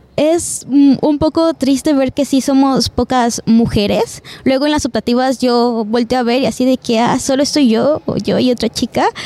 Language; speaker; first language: Spanish; native; Spanish